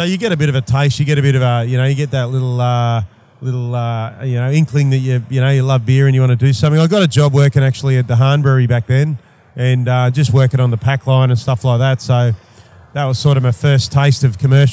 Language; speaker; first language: English; native; English